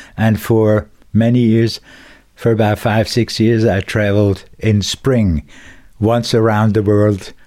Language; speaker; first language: English; non-native, fluent; German